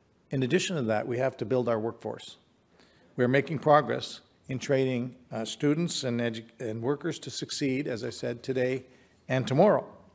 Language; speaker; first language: English; native; English